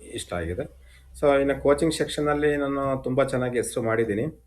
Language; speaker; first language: Kannada; native; Kannada